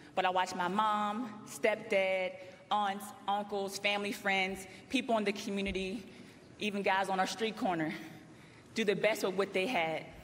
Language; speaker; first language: English; native; English